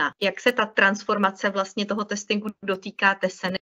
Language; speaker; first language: Czech; native; Czech